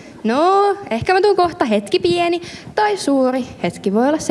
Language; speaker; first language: Finnish; native; Finnish